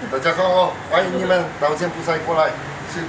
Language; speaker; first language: Chinese; non-native, fluent; Polish